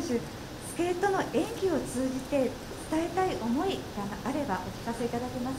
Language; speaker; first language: Japanese; native; Japanese